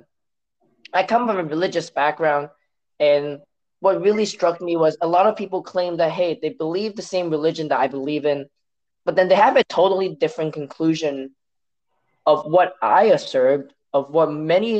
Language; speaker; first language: English; non-native, local second language; Cantonese